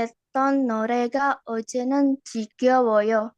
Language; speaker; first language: Korean; non-native, learner; Indonesian